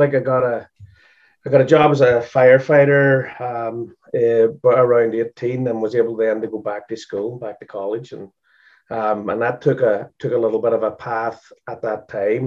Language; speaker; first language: English; native; English